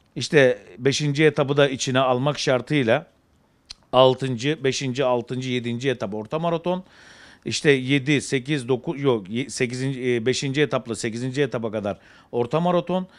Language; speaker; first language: Turkish; native; Turkish